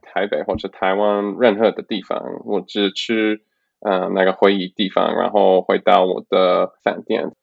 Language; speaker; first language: Chinese; non-native, learner; English